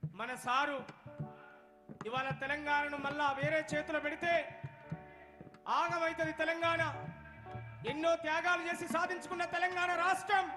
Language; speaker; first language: Telugu; native; Telugu